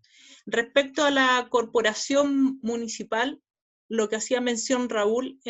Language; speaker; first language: Spanish; native; Spanish